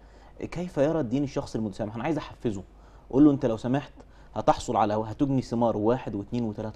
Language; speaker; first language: Arabic; native; Arabic